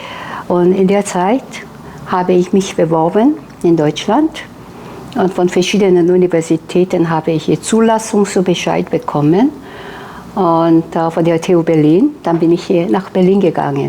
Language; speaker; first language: German; non-native, fluent; Korean